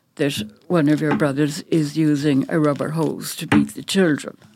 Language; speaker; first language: English; native; English